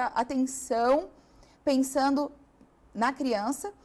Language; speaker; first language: Portuguese; native; Portuguese